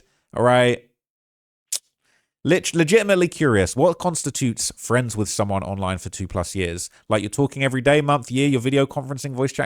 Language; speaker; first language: English; native; English